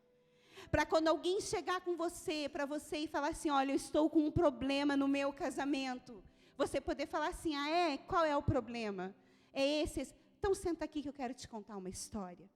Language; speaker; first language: Portuguese; native; Portuguese